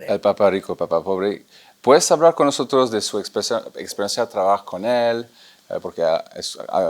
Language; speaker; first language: Spanish; non-native, fluent; French